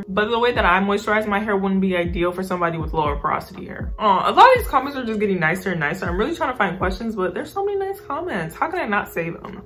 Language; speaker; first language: English; native; English